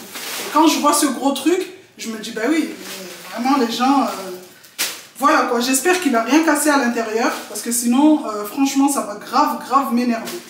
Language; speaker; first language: French; non-native, local second language; Comorian